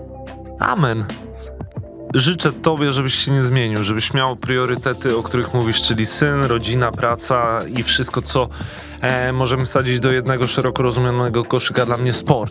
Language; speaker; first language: Polish; native; Polish